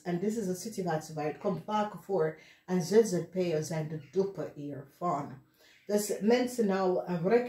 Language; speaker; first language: Dutch; non-native, learner; English